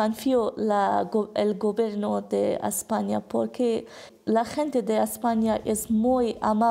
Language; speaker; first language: Spanish; non-native, learner; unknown